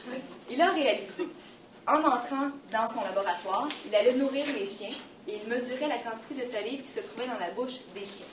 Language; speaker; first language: French; native; French